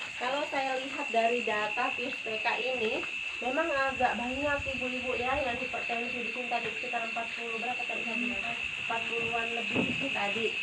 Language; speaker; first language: Indonesian; non-native, local second language; Sundanese